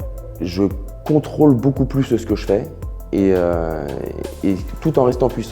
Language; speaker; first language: French; native; French